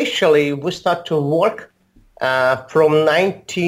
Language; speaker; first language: English; non-native, fluent; Azerbaijani